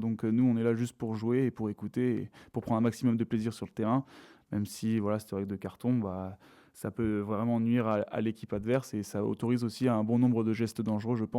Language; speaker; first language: French; native; French